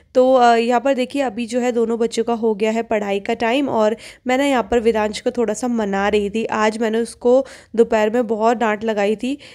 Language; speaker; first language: Hindi; native; Hindi